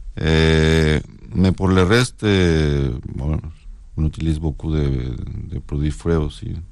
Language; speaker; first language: French; non-native, learner; Spanish